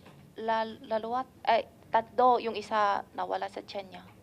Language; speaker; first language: Filipino; non-native, learner; Chinese